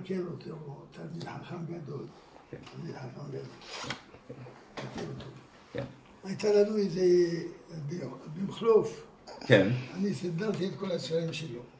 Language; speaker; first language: Hebrew; non-native, fluent; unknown